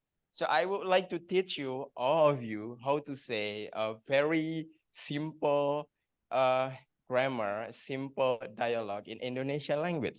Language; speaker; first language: English; non-native, learner; Indonesian